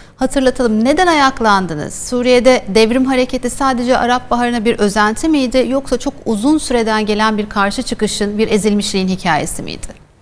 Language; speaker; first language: Turkish; native; Turkish